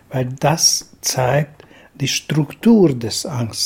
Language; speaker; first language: German; non-native, fluent; Hungarian